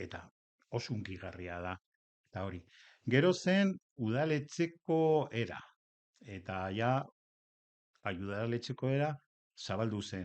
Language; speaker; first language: Basque; non-native, local second language; Spanish